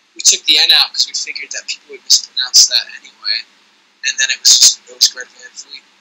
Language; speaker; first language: English; native; English